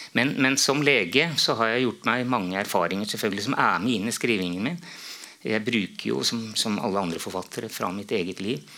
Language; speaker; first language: Norwegian; native; Norwegian